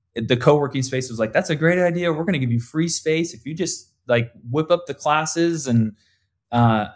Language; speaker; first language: English; native; English